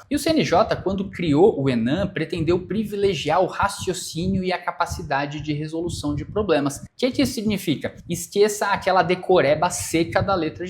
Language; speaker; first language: Portuguese; native; Portuguese